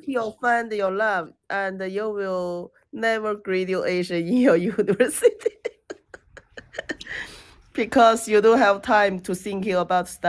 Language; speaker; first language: English; non-native, learner; Chinese